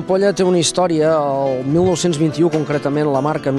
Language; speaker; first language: Catalan; native; Catalan